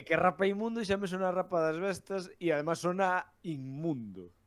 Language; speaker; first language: Spanish; native; Spanish